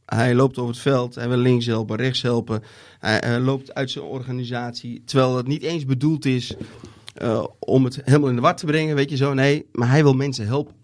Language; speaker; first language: Dutch; native; Dutch